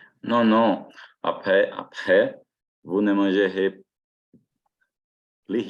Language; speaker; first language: French; non-native, learner; Portuguese